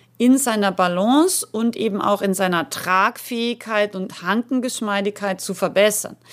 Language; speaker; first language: German; native; German